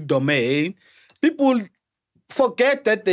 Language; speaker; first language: English; non-native, local second language; Xhosa